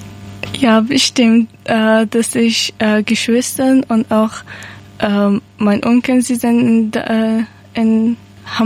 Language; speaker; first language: German; non-native, learner; Persian